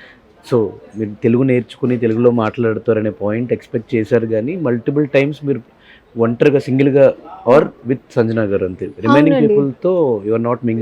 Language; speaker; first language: Telugu; native; Telugu